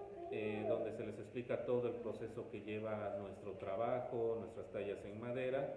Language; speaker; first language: Spanish; native; Spanish